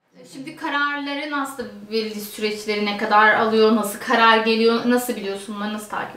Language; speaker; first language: Turkish; native; Turkish